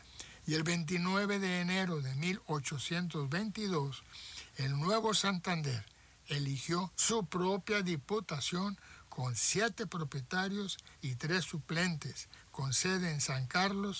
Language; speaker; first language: Spanish; native; Spanish